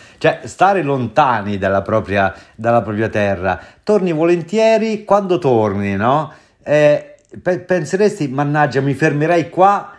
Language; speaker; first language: Italian; native; Italian